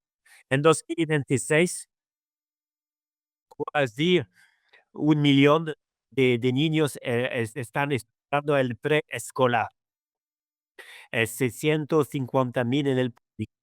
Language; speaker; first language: Spanish; non-native, fluent; Arabic